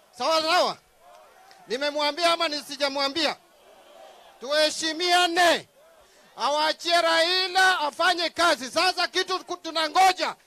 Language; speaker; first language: Swahili; non-native, local second language; Luo (Kenya and Tanzania)